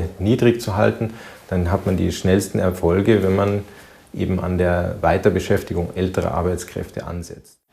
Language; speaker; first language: German; native; German